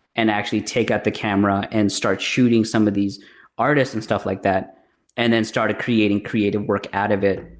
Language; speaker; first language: English; early bilingual, other home language; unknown